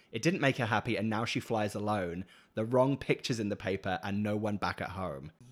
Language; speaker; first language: English; native; English